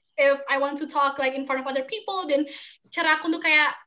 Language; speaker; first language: English; non-native, fluent; Indonesian